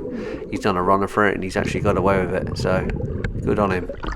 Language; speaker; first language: English; native; English